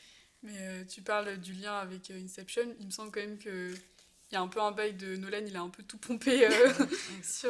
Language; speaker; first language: French; native; French